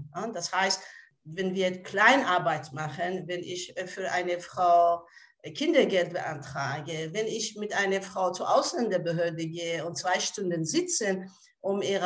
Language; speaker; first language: German; non-native, fluent; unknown